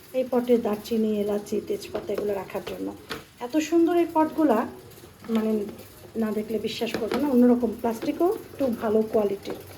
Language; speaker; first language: Bangla; native; Bangla